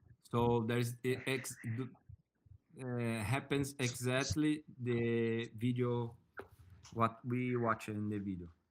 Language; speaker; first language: English; non-native, learner; Portuguese